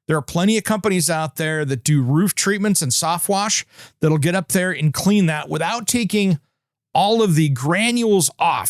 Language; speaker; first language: English; native; English